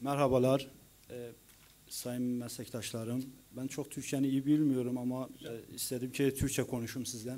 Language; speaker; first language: Turkish; non-native, learner; Azerbaijani